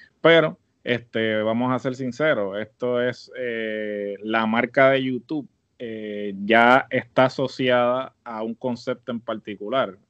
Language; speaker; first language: Spanish; native; Spanish